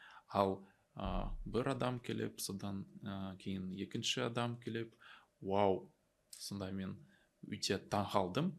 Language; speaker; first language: Kazakh; non-native, learner; Russian